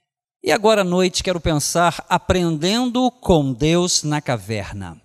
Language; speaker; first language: Portuguese; native; Portuguese